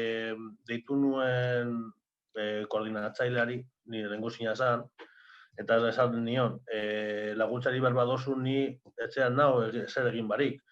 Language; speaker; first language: Basque; non-native, local second language; Spanish